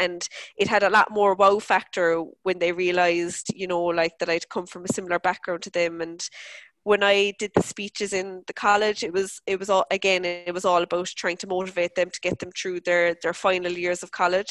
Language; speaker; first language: English; native; English